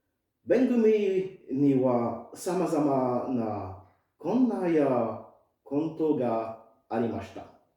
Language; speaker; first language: Japanese; non-native, fluent; French